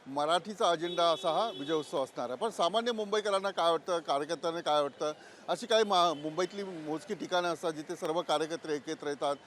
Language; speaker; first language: Marathi; native; Marathi